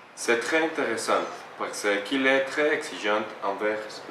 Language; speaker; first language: French; non-native, learner; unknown